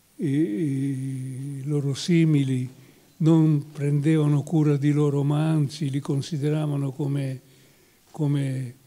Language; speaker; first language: Italian; non-native, fluent; Hungarian